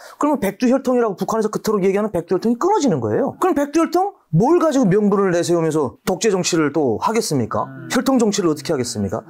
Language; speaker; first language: Korean; native; Korean